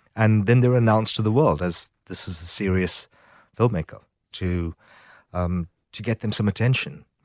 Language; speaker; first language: English; native; English